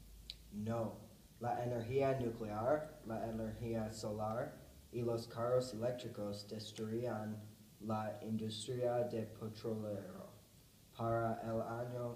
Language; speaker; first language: Spanish; non-native, learner; English